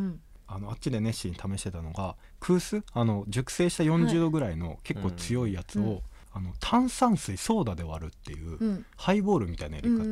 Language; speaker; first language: Japanese; native; Japanese